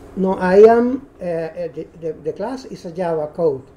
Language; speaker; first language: English; non-native, learner; Spanish